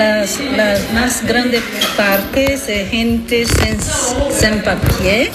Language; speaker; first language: Spanish; non-native, learner; Italian